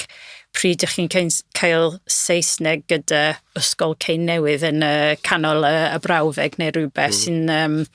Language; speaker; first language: Welsh; non-native, local second language; English